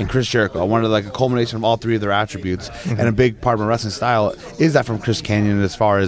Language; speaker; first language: English; native; English